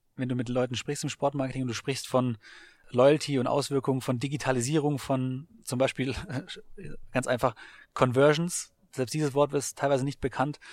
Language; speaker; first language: German; native; German